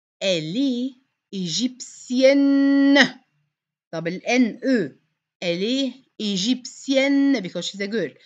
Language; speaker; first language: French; non-native, fluent; Arabic